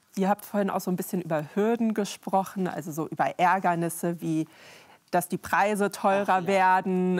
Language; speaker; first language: German; native; German